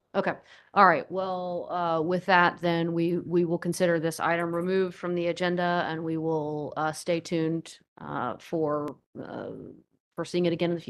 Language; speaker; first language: English; native; English